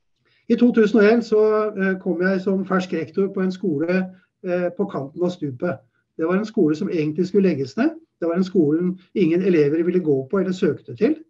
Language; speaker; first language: Norwegian; native; Norwegian